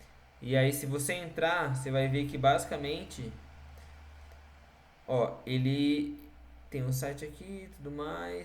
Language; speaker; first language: Portuguese; native; Portuguese